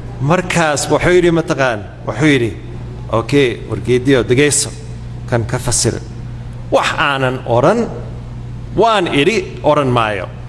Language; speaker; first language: Somali; non-native, fluent; English